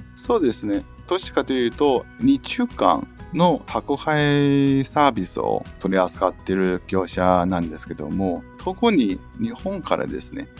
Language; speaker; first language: Japanese; non-native, fluent; Chinese